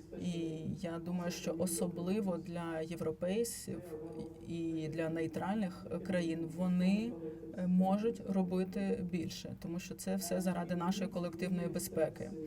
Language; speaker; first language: Ukrainian; non-native, fluent; Latvian